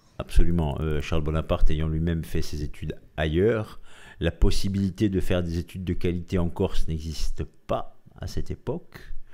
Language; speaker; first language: French; native; French